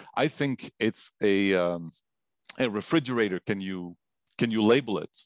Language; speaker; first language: English; non-native, fluent; Dutch